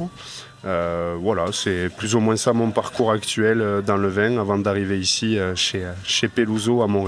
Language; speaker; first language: French; native; French